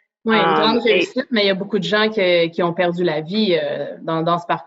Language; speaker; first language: French; native; French